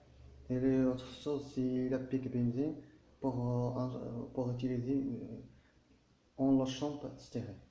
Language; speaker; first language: French; non-native, learner; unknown